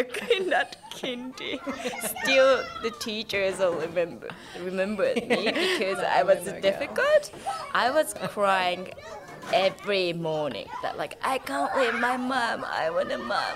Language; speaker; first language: English; non-native, fluent; Japanese